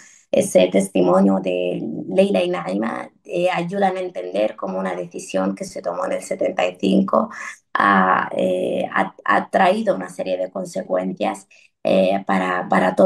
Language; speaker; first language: Spanish; early bilingual, other home language; Arabic